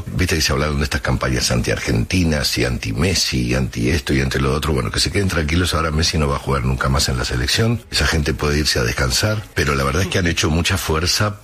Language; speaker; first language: Spanish; native; Spanish